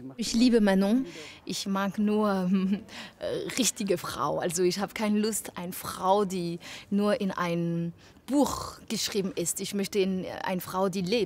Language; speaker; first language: German; non-native, fluent; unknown